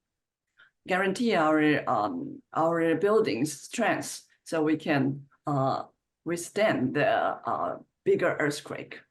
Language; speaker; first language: English; non-native, fluent; Chinese